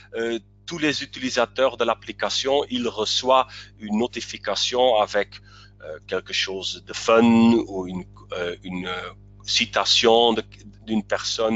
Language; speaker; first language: French; non-native, local second language; Dutch